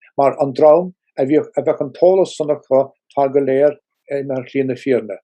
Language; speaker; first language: Irish; non-native, local second language; English